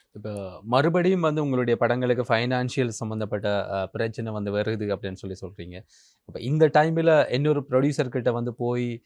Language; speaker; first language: Tamil; native; Tamil